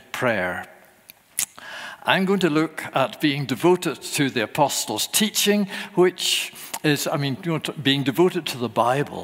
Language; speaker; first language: English; native; English